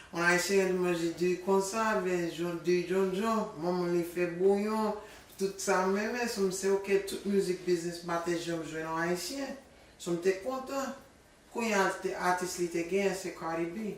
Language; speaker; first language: Haitian Creole; early bilingual, heritage; English